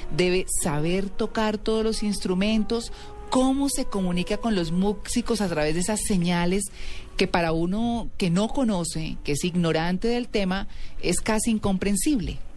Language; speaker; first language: Spanish; native; Spanish